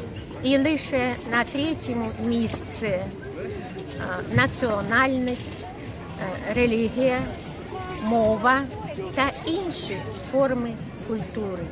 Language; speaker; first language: Ukrainian; non-native, local second language; Russian